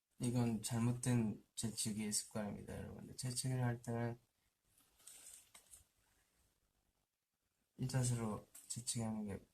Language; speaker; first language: Korean; native; Korean